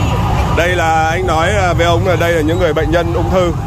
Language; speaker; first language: Vietnamese; native; Vietnamese